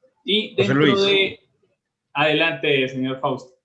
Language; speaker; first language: Spanish; native; Spanish